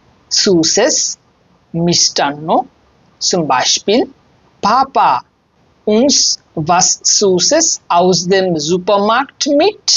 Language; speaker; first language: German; non-native, fluent; Bangla